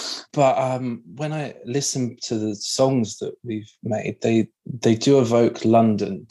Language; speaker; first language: English; native; English